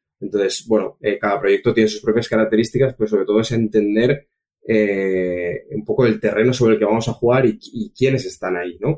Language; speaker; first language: Spanish; native; Spanish